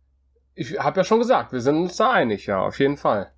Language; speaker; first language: German; native; German